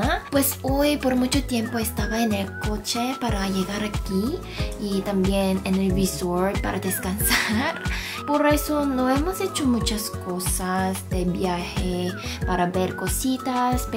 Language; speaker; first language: Spanish; non-native, fluent; Korean